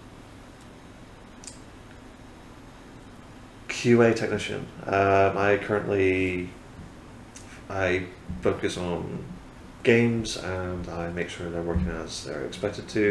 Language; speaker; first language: English; native; English